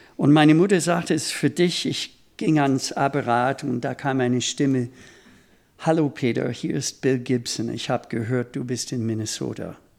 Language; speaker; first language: German; non-native, fluent; English